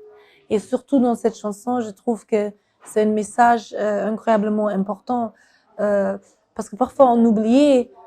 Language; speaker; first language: French; non-native, fluent; German